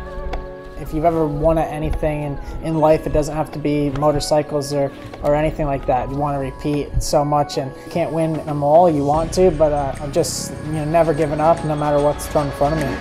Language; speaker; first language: English; native; English